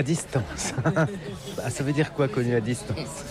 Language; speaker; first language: French; native; French